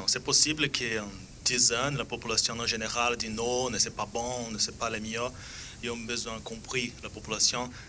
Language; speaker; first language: French; non-native, fluent; Portuguese